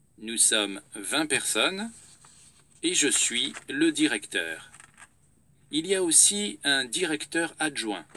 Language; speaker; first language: French; native; French